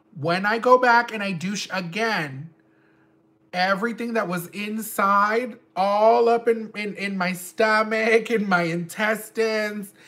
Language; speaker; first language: English; early bilingual, other home language; Spanish